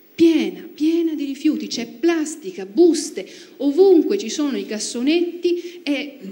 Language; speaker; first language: Italian; native; Italian